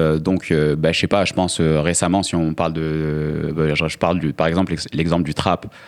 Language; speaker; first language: French; native; French